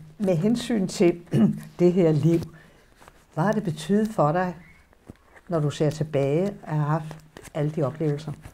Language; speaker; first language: Danish; native; Danish